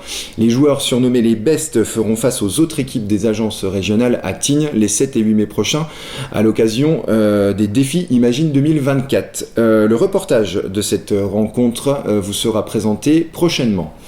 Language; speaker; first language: French; native; French